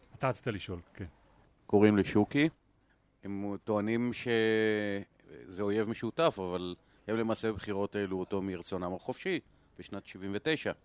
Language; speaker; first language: Hebrew; native; Hebrew